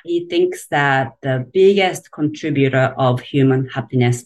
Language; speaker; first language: English; non-native, fluent; Japanese